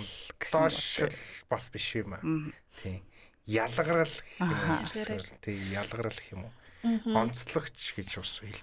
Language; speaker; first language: Mongolian; native; Mongolian